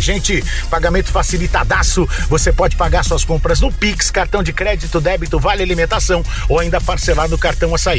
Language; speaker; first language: Portuguese; native; Portuguese